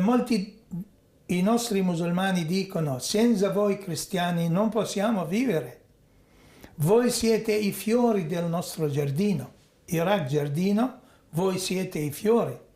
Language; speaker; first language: Italian; non-native, fluent; Arabic